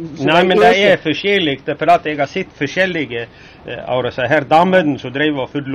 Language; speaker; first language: Norwegian; native; Norwegian